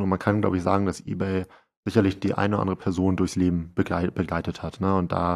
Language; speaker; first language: German; native; German